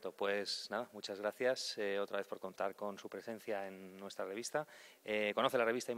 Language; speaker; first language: Spanish; native; Spanish